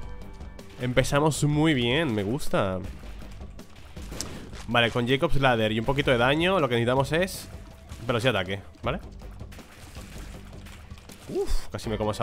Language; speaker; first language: Spanish; native; Spanish